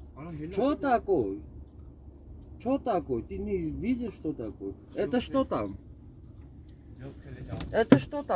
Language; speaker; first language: Russian; non-native, learner; Armenian